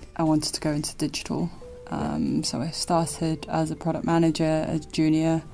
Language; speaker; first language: English; non-native, local second language; Cantonese